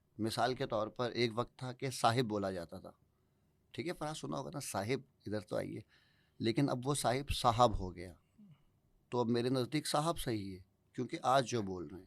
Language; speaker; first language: Urdu; native; Urdu